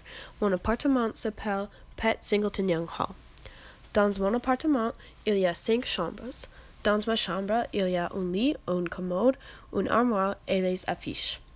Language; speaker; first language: French; non-native, learner; English